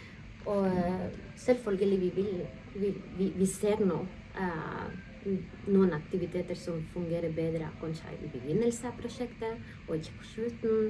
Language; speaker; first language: Norwegian; non-native, fluent; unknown